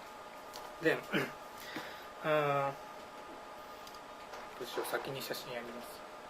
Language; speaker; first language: Japanese; native; Japanese